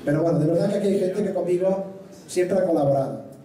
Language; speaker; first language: Spanish; non-native, local second language; Catalan